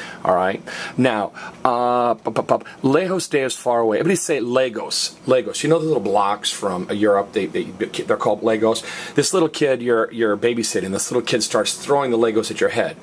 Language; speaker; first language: English; native; English